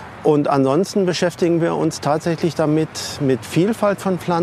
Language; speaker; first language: German; native; German